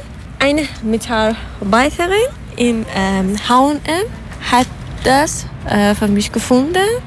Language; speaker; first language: German; non-native, learner; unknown